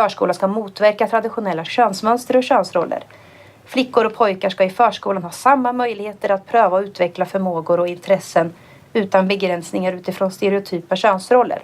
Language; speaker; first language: Swedish; native; Swedish